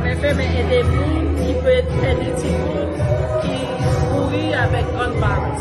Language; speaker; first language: Haitian Creole; early bilingual, heritage; Haitian Creole